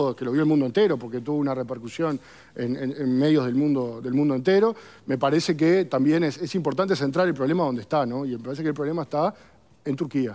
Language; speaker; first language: Spanish; native; Spanish